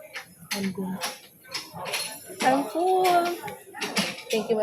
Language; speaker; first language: English; non-native, local second language; Filipino